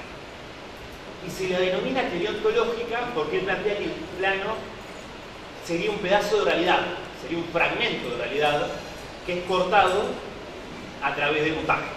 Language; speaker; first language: Spanish; native; Spanish